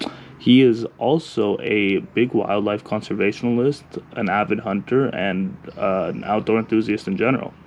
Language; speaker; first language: English; native; English